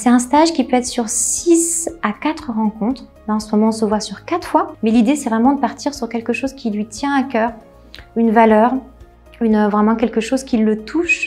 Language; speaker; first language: French; native; French